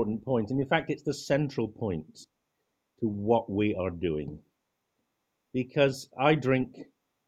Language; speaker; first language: English; native; English